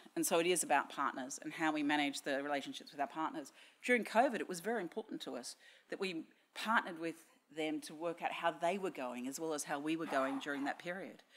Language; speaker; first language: English; native; English